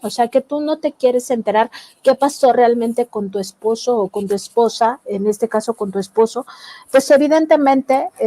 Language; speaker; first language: Spanish; native; Spanish